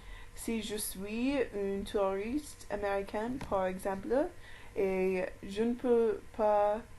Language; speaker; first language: French; non-native, learner; English